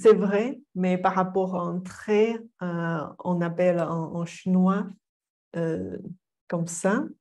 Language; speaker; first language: French; non-native, fluent; Chinese